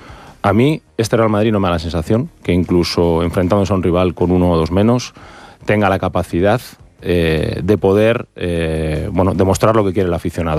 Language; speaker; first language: Spanish; native; Spanish